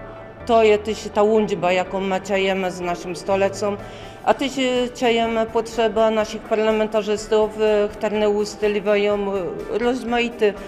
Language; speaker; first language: Polish; non-native, local second language; Kashubian